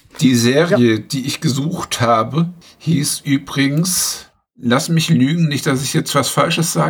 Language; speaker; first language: German; native; German